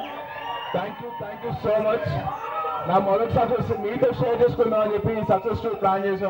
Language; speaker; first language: Telugu; native; Telugu